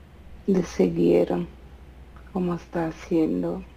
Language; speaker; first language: Spanish; non-native, fluent; Italian